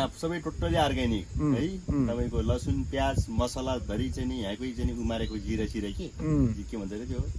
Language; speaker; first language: Nepali; non-native, local second language; Gurung